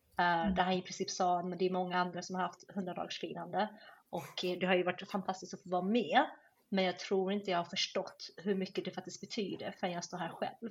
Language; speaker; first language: Swedish; early bilingual, other home language; Chinese